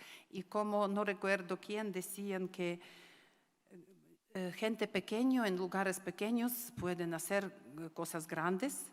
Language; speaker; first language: Spanish; non-native, learner; Ukrainian